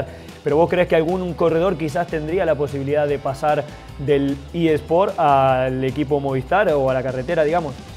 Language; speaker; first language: Spanish; native; Spanish